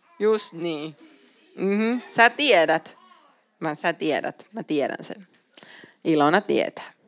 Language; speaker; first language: Finnish; native; Finnish